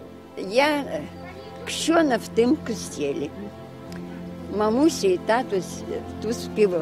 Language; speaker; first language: Polish; early bilingual, heritage; Polish